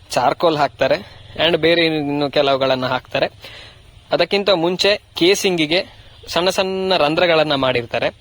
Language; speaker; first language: Kannada; non-native, local second language; Tulu